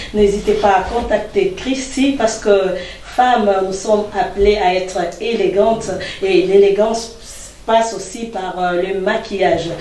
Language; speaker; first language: French; non-native, local second language; Lingala